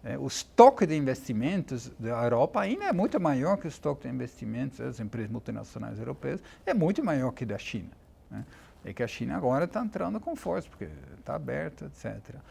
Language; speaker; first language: Portuguese; non-native, fluent; Dutch